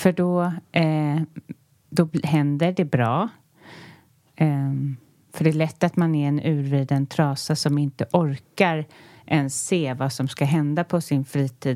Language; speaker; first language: Swedish; native; Swedish